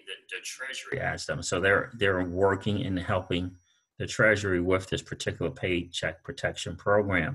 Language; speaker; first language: English; native; English